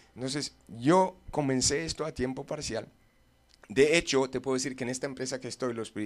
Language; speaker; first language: Spanish; non-native, fluent; English